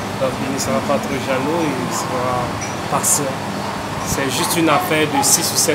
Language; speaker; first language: French; non-native, fluent; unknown